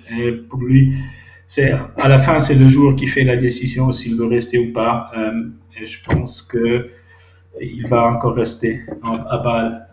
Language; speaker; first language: French; non-native, local second language; Swiss German